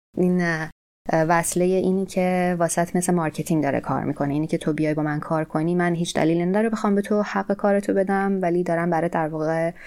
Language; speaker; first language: Persian; native; Persian